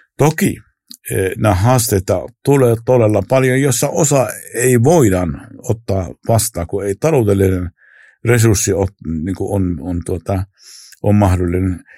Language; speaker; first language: Finnish; non-native, fluent; Arabic